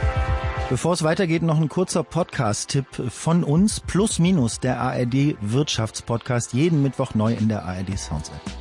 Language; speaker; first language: German; native; German